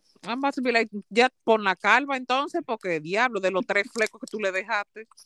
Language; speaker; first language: Spanish; early bilingual, heritage; Spanish